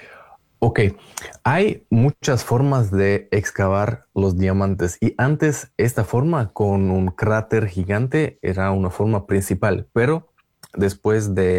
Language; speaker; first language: Spanish; non-native, fluent; Russian